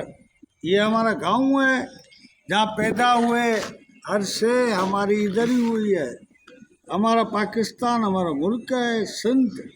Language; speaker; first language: Hindi; non-native, local second language; Sindhi